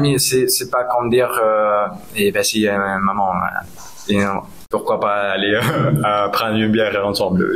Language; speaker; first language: French; non-native, learner; Spanish